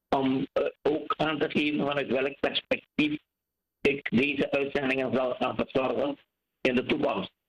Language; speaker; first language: Dutch; native; Dutch